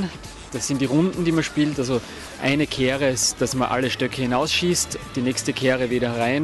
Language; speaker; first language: German; native; German